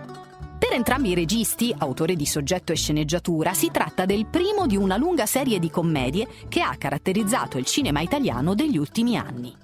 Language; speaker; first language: Italian; native; Italian